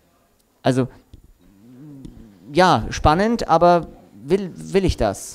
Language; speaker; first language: German; native; German